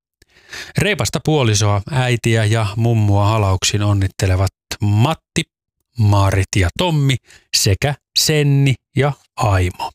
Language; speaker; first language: Finnish; native; Finnish